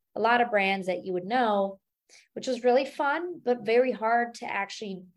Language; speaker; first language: English; non-native, fluent; German